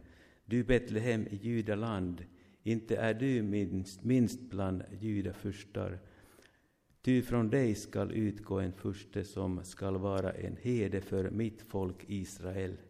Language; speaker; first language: Swedish; non-native, fluent; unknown